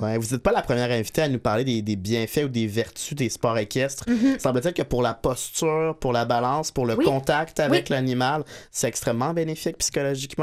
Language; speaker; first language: French; native; French